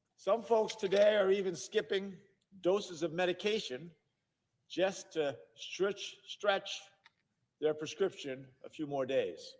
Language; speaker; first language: English; native; English